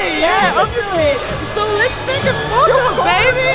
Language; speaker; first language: English; non-native, fluent; Polish